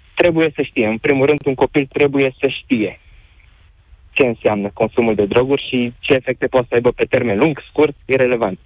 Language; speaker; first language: Romanian; native; Romanian